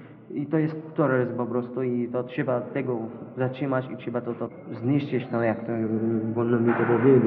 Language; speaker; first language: Polish; non-native, learner; Arabic